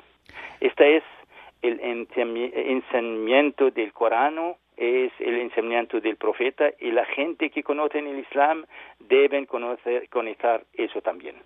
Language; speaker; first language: Spanish; non-native, learner; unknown